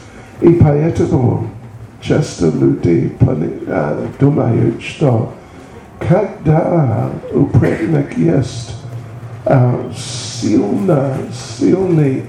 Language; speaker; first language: Russian; non-native, learner; English